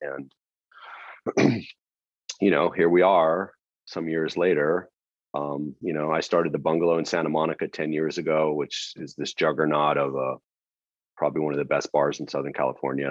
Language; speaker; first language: English; native; English